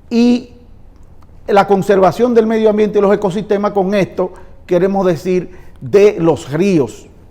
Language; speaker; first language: Spanish; native; Spanish